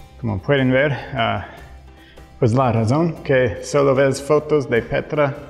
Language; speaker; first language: Spanish; non-native, fluent; English